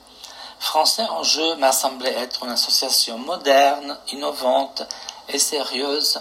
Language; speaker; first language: French; non-native, fluent; Portuguese